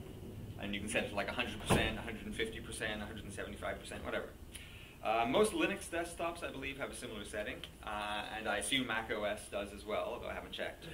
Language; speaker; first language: English; native; English